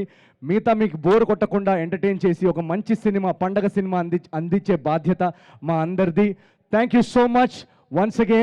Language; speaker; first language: Telugu; native; Telugu